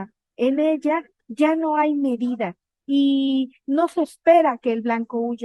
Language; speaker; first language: Spanish; native; Spanish